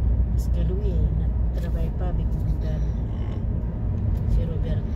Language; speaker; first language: French; non-native, fluent; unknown